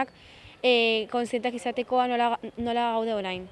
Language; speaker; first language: Basque; non-native, local second language; Spanish